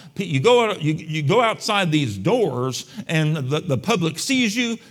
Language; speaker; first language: English; native; English